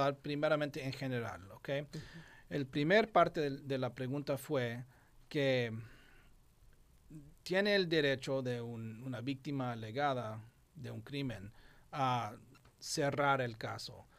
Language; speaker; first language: Spanish; non-native, fluent; English